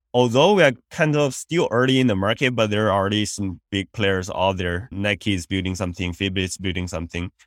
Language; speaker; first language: English; non-native, fluent; Chinese